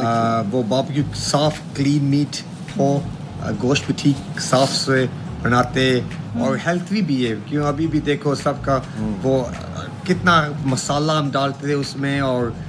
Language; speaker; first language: Hindi; early bilingual, heritage; Hindi